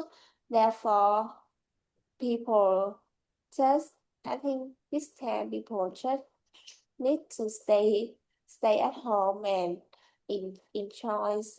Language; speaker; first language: English; non-native, learner; Vietnamese